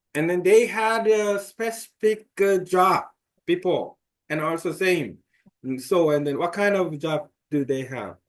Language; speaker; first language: English; non-native, learner; Korean